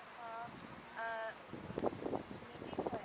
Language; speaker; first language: Chinese; non-native, learner; English